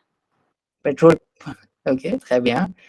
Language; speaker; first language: French; non-native, fluent; Hindi